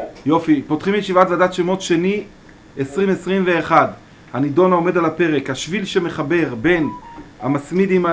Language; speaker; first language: Hebrew; native; Hebrew